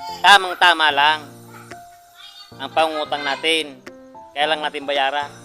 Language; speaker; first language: Filipino; non-native, local second language; Bikol